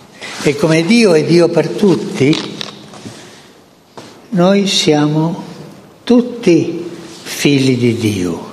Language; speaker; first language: Italian; non-native, fluent; Spanish